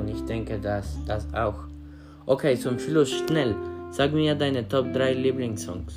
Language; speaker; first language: German; non-native, learner; Spanish